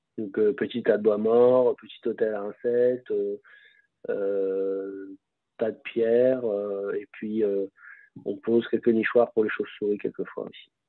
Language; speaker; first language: French; native; French